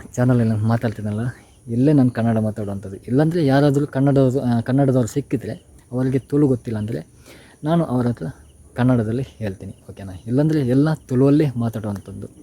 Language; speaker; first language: Kannada; non-native, local second language; Tulu